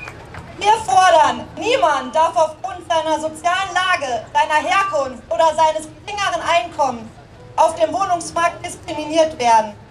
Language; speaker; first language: German; native; German